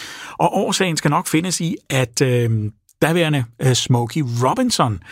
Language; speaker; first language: Danish; native; Danish